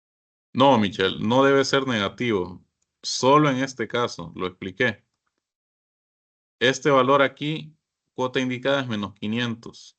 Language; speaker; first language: Spanish; native; Spanish